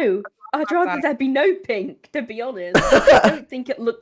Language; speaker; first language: English; native; English